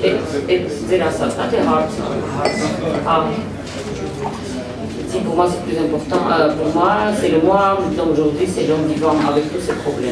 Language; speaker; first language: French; non-native, fluent; Armenian